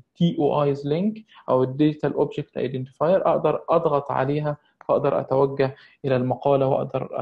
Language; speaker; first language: Arabic; native; Arabic